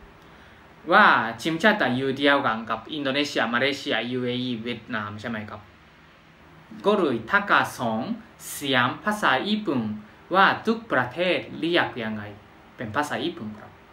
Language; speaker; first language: Thai; non-native, fluent; Japanese